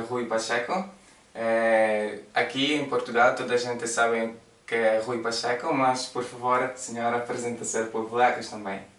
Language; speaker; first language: Portuguese; non-native, learner; Polish